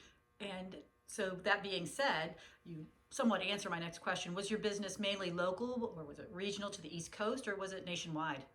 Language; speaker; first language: English; native; English